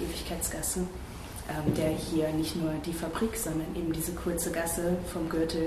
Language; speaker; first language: German; native; German